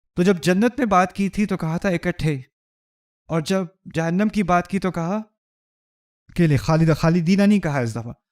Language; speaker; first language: Urdu; early bilingual, heritage; Urdu